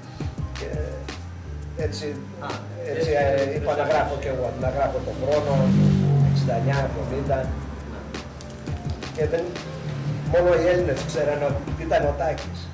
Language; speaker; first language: Greek; early bilingual, heritage; Greek